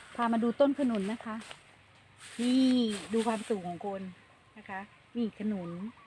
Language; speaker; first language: Thai; non-native, local second language; Northern Khmer